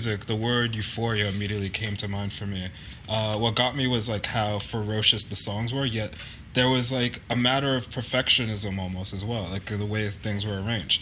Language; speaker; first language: English; native; English